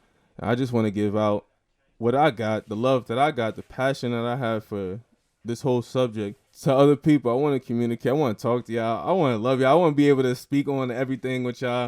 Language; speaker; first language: English; native; English